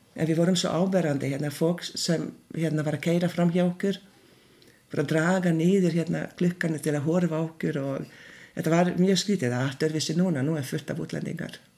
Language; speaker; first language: Icelandic; non-native, learner; Hungarian